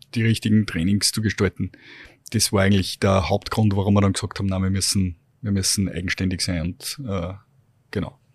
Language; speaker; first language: German; native; German